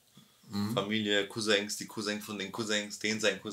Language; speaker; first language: German; early bilingual, other home language; Albanian